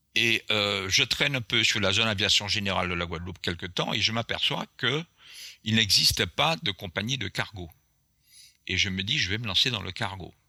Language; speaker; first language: French; non-native, local second language; Guadeloupean Creole French